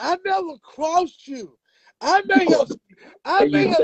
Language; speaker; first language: English; native; English